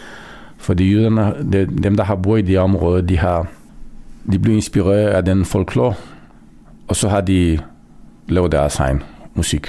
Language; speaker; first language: Danish; non-native, fluent; Romanian